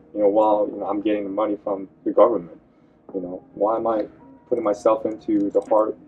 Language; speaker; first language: English; non-native, learner; Korean